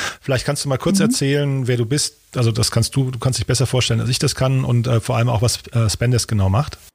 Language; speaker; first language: German; native; German